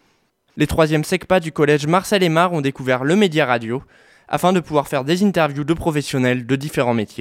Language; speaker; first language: French; native; French